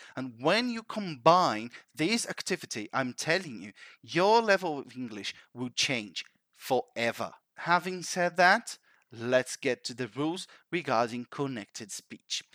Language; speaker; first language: English; non-native, fluent; Portuguese